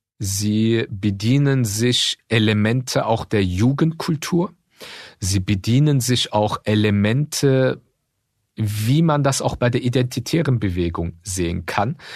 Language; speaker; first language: German; early bilingual, other home language; Turkish